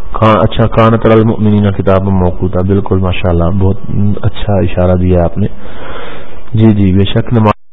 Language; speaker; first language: Urdu; non-native, local second language; Punjabi